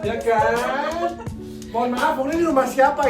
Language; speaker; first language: Indonesian; native; Indonesian